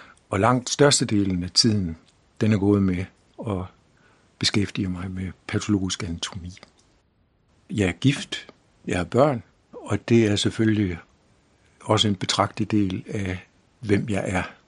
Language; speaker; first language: Danish; native; Danish